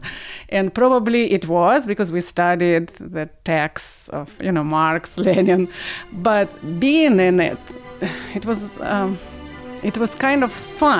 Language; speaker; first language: English; non-native, fluent; Russian